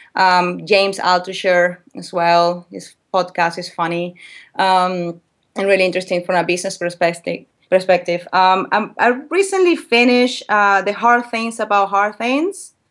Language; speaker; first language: English; non-native, fluent; Spanish